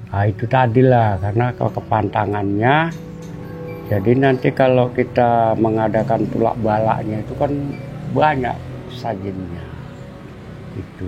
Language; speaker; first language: Indonesian; non-native, local second language; Balinese